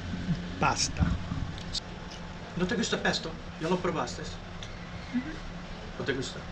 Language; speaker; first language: Spanish; non-native, learner; English